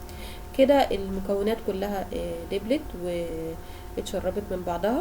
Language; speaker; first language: Arabic; native; Arabic